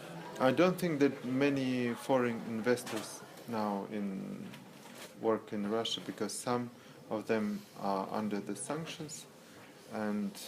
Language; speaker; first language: English; non-native, learner; Russian